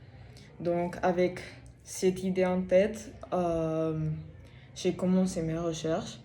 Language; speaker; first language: French; non-native, fluent; Spanish